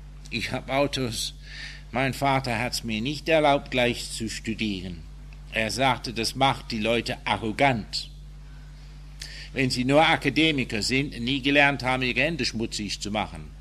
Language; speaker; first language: German; non-native, fluent; English